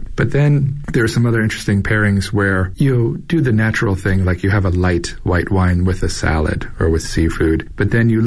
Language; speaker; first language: English; native; English